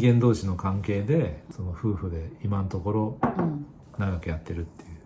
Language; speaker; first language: Japanese; native; Japanese